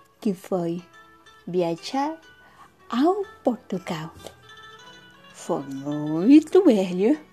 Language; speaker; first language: Portuguese; non-native, learner; Spanish